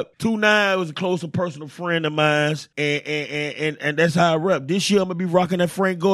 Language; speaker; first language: English; native; English